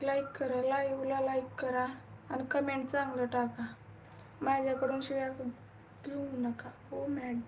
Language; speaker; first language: Marathi; native; Marathi